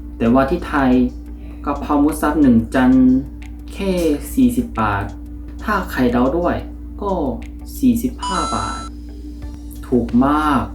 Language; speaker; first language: Thai; non-native, fluent; Korean